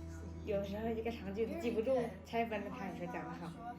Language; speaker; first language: Chinese; native; Chinese